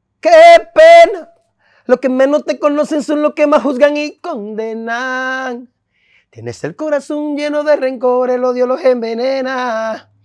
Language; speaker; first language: Spanish; native; Spanish